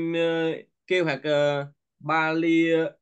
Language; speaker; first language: Korean; non-native, learner; Vietnamese